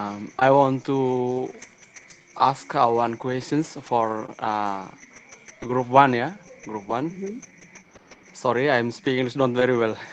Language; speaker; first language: English; non-native, learner; Indonesian